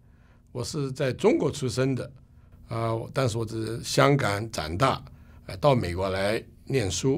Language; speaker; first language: Chinese; non-native, local second language; Cantonese